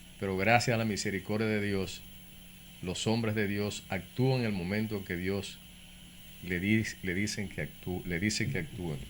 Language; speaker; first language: Spanish; native; Spanish